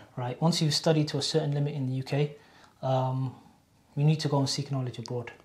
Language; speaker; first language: English; native; English